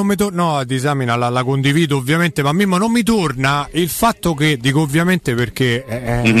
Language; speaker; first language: Italian; native; Italian